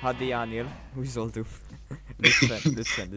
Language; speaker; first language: Turkish; non-native, learner; English